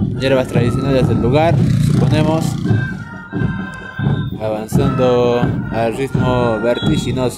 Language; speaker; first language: Spanish; native; Spanish